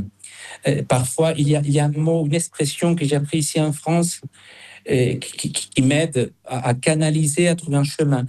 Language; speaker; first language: French; non-native, fluent; Spanish